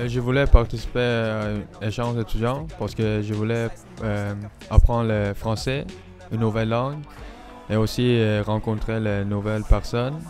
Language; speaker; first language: French; non-native, learner; Norwegian